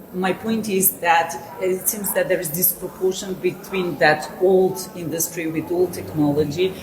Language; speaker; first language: English; non-native, fluent; Macedonian